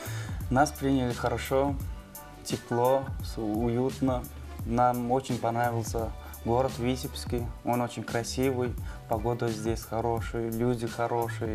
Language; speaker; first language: Russian; non-native, fluent; Turkmen